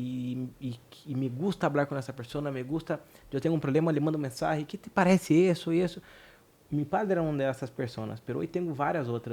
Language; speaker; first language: Spanish; non-native, fluent; Portuguese